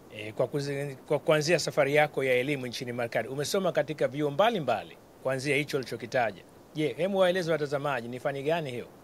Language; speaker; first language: Swahili; native; Swahili